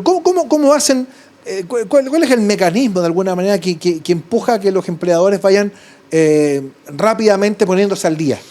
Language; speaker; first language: Spanish; native; Spanish